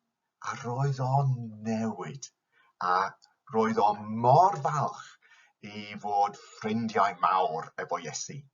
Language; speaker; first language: Welsh; non-native, fluent; English